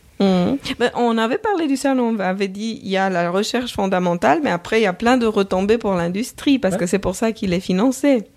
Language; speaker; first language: French; non-native, fluent; Romanian